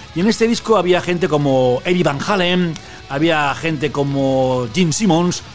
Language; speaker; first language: Spanish; native; Spanish